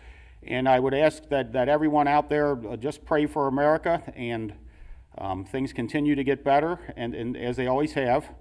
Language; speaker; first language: English; native; English